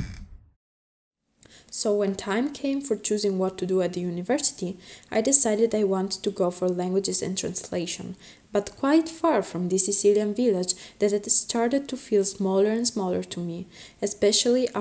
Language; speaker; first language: English; early bilingual, other home language; Spanish